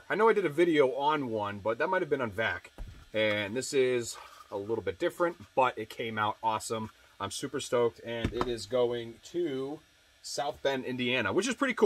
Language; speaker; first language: English; native; English